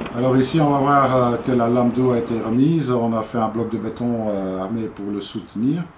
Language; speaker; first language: French; native; French